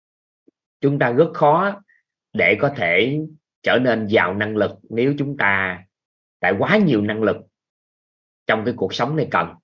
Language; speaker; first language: Vietnamese; native; Vietnamese